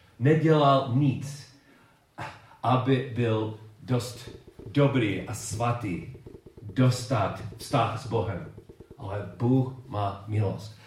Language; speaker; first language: Czech; non-native, learner; English